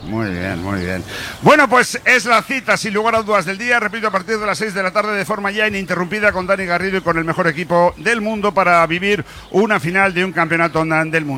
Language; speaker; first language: Spanish; native; Spanish